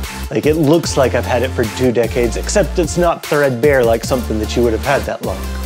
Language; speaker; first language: English; native; English